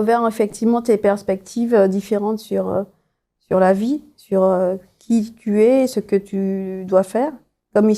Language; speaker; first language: French; native; French